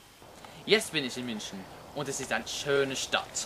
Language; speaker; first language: German; non-native, learner; Norwegian